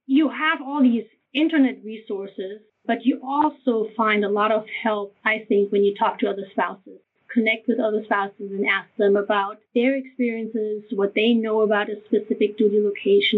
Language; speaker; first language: English; non-native, fluent; German